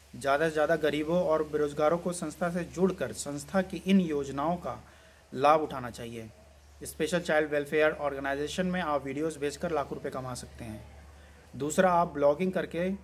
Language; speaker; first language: Hindi; native; Hindi